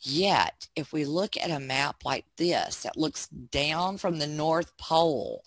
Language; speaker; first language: English; native; English